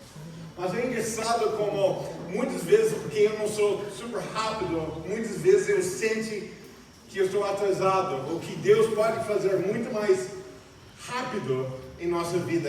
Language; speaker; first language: Portuguese; non-native, fluent; English